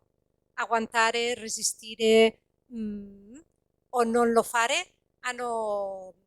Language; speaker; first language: Italian; non-native, fluent; Catalan